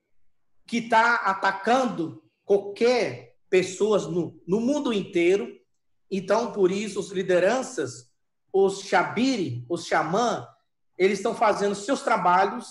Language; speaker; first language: Portuguese; non-native, local second language; Yanomámi